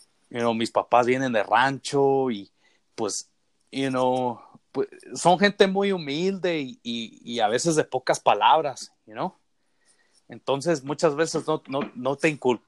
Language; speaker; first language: Spanish; early bilingual, heritage; Spanish